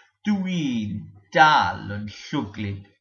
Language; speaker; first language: Welsh; non-native, learner; English